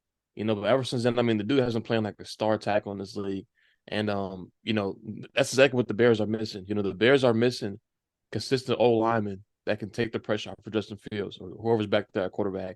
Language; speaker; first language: English; native; English